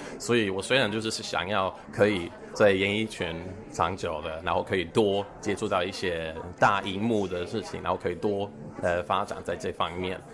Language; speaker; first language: Chinese; non-native, fluent; Swedish